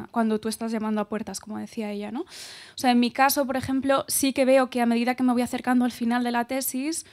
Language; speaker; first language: Spanish; native; Spanish